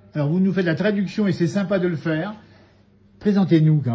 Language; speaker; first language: French; native; French